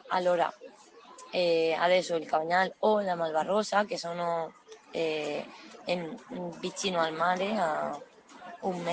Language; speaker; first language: Italian; non-native, learner; Spanish